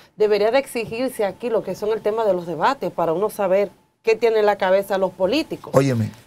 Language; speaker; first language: Spanish; native; Spanish